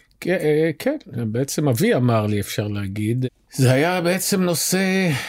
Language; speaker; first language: Hebrew; native; Hebrew